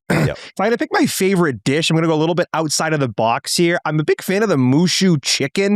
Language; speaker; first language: English; native; English